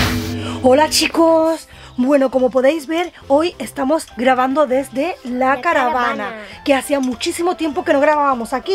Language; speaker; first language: Spanish; native; Spanish